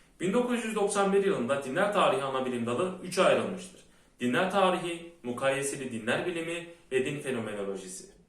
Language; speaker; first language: Turkish; early bilingual, heritage; Turkish